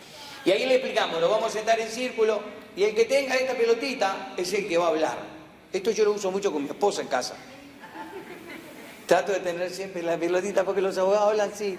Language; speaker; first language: Spanish; native; Spanish